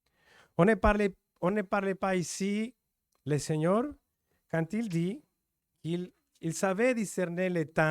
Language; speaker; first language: French; non-native, fluent; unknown